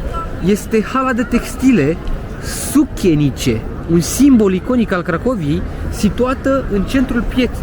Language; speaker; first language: Romanian; native; Romanian